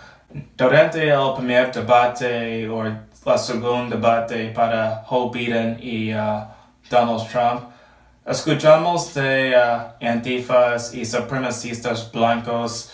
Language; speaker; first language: Spanish; non-native, learner; English